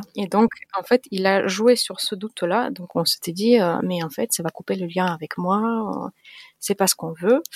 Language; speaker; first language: French; non-native, fluent; Russian